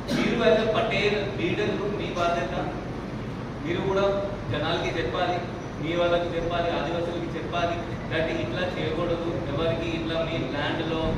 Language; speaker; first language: Telugu; native; Telugu